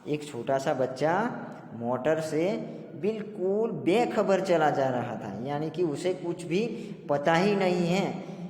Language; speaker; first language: Hindi; non-native, local second language; Gujarati